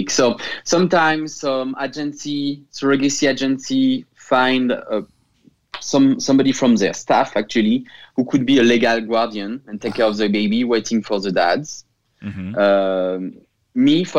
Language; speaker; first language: English; non-native, fluent; French